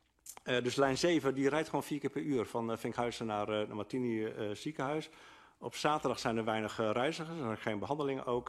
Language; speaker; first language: Dutch; native; Dutch